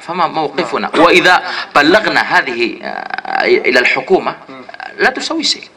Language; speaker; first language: Arabic; non-native, fluent; Indonesian